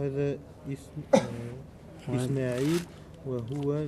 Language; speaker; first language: Arabic; non-native, learner; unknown